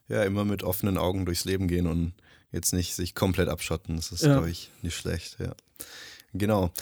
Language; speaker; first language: German; early bilingual, other home language; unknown